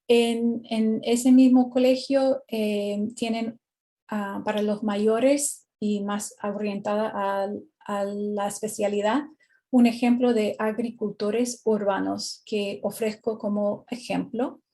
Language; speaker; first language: Spanish; non-native, fluent; English